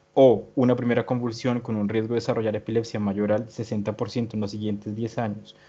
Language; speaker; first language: Spanish; native; Spanish